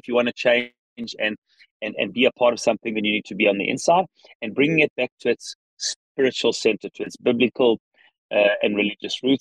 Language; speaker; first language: English; native; English